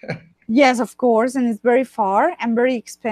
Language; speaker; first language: English; non-native, fluent; Spanish